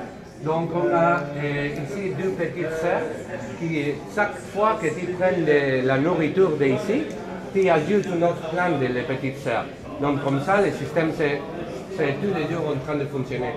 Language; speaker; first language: French; non-native, learner; Spanish